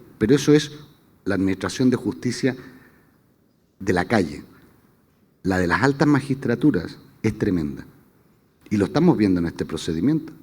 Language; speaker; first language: Spanish; native; Spanish